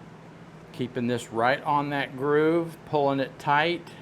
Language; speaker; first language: English; native; English